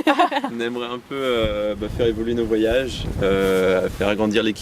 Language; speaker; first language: French; native; French